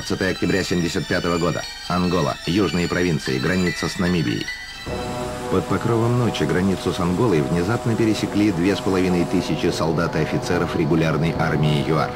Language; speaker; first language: Russian; native; Russian